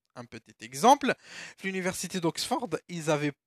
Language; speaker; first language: French; non-native, local second language; Arabic